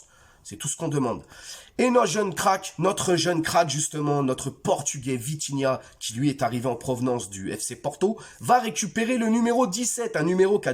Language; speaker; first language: French; native; French